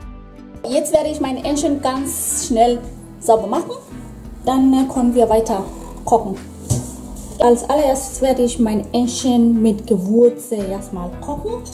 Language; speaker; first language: German; non-native, fluent; Swahili